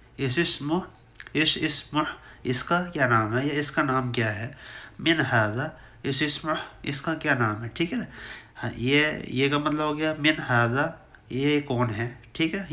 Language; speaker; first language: Urdu; native; Urdu